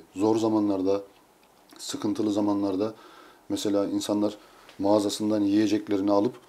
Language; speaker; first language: Turkish; native; Turkish